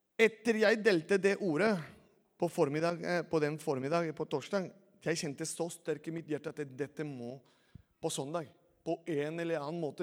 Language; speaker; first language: Norwegian; non-native, fluent; Spanish